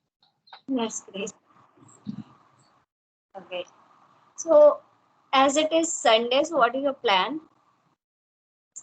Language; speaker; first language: English; non-native, local second language; Hindi